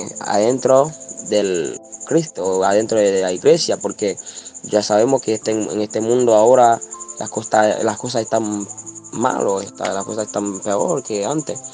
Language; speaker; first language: Spanish; non-native, learner; Haitian Creole